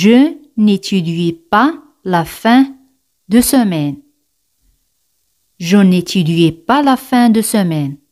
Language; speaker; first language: French; non-native, fluent; Spanish